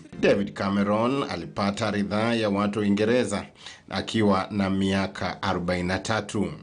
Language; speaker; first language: Swahili; native; Swahili